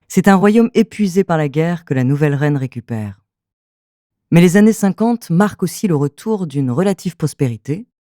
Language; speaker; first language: French; native; French